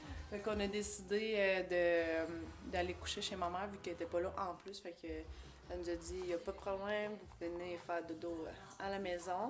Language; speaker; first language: French; native; French